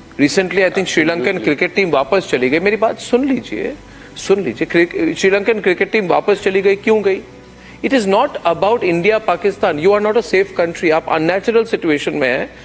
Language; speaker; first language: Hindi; non-native, local second language; Assamese